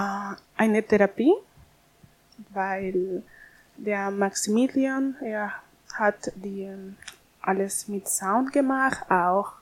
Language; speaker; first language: German; non-native, learner; Spanish